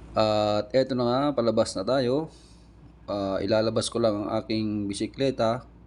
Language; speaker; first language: Filipino; native; Filipino